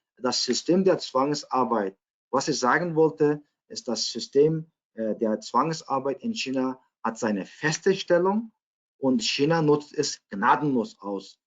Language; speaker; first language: German; non-native, fluent; Uyghur